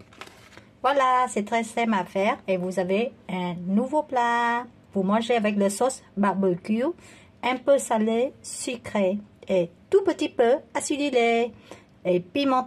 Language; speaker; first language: French; non-native, fluent; Vietnamese